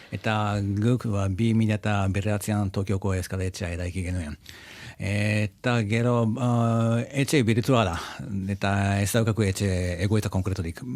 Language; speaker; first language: Basque; non-native, fluent; Japanese